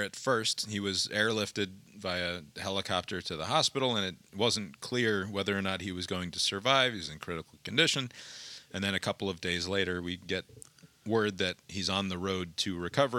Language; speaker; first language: English; native; English